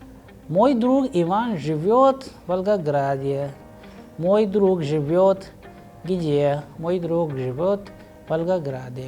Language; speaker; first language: Russian; non-native, fluent; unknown